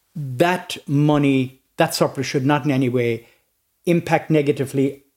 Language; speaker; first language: English; native; English